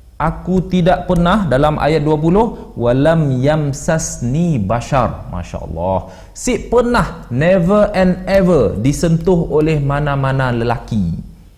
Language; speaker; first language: Malay; native; Malay